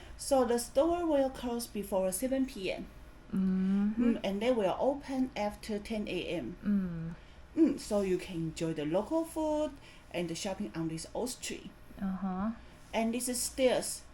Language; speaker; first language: English; non-native, learner; Chinese